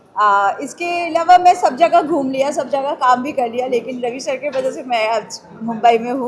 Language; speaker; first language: Hindi; non-native, local second language; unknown